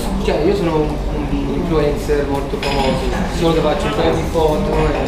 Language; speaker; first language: Italian; native; Italian